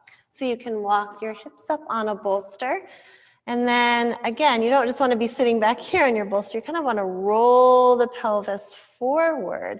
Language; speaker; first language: English; native; English